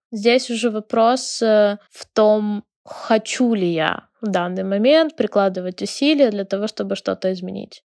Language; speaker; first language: Russian; non-native, local second language; Ukrainian